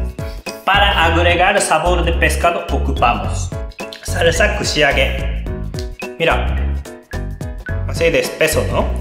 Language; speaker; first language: Spanish; non-native, learner; Japanese